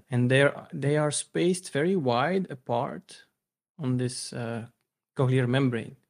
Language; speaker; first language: English; non-native, fluent; Dutch